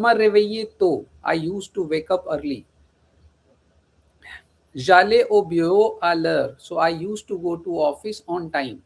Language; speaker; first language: French; non-native, fluent; Hindi